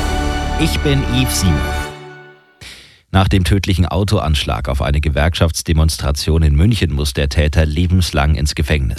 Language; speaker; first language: German; native; German